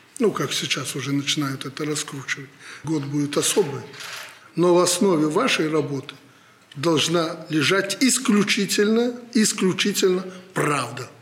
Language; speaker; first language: Russian; native; Russian